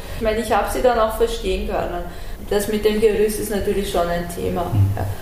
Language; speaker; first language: German; early bilingual, other home language; Persian